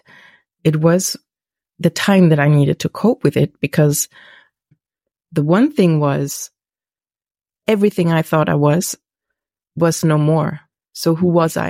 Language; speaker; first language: English; non-native, fluent; German